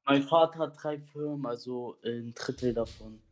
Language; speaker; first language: German; non-native, learner; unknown